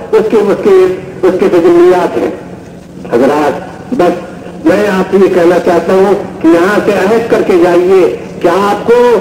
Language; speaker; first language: Urdu; native; Urdu